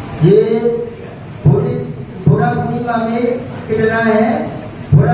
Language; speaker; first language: Hindi; non-native, learner; Burmese